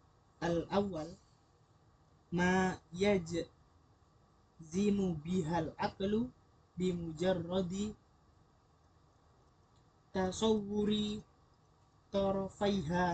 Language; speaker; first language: Arabic; non-native, learner; Indonesian